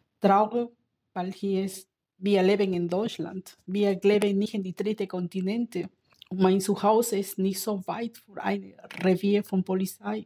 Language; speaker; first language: German; non-native, learner; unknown